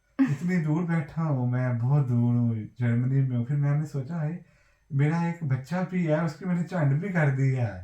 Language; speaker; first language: Urdu; non-native, local second language; Punjabi